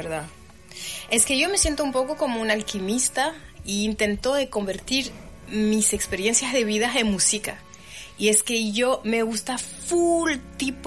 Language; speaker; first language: Spanish; non-native, fluent; French